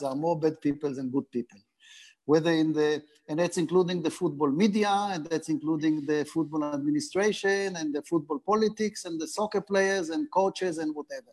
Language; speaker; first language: English; non-native, fluent; Hebrew